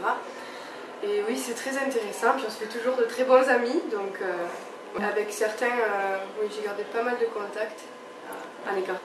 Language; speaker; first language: French; native; French